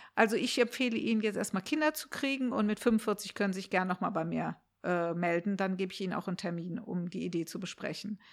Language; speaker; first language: German; early bilingual, heritage; German